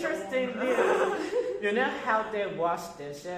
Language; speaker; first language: English; non-native, fluent; Chinese